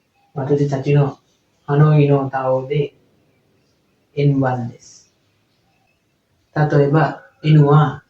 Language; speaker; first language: Japanese; non-native, learner; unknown